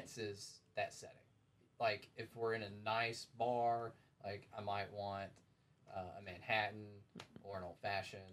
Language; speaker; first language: English; native; English